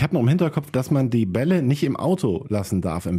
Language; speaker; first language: German; native; German